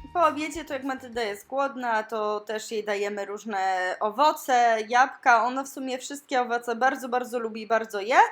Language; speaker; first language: Polish; native; Polish